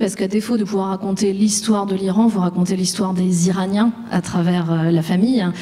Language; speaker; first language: French; native; French